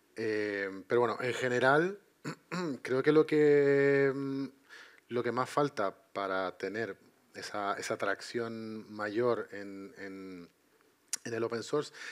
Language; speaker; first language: Spanish; native; Spanish